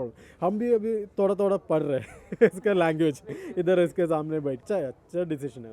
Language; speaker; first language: Hindi; non-native, local second language; Malayalam